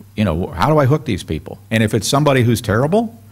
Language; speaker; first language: English; native; English